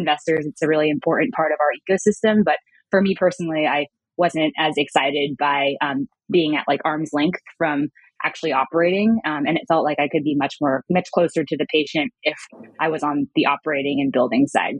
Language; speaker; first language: English; native; English